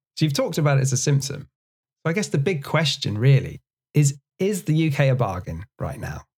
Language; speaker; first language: English; native; English